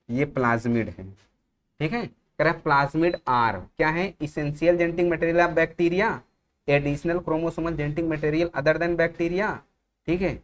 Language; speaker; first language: Hindi; native; Hindi